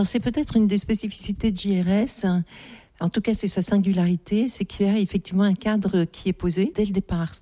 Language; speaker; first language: French; native; French